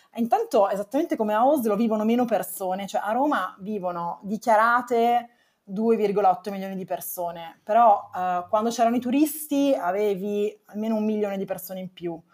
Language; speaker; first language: Italian; native; Italian